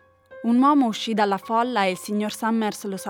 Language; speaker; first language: Italian; native; Italian